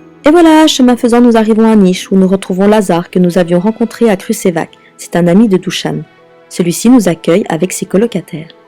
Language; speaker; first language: French; native; French